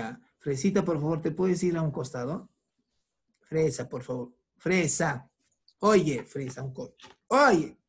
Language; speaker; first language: Spanish; native; Spanish